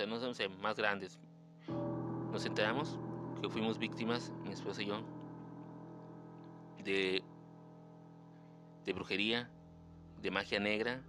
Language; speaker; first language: Spanish; native; Spanish